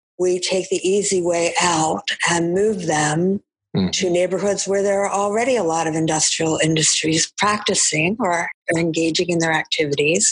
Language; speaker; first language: English; native; English